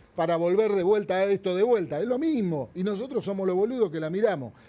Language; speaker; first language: Spanish; native; Spanish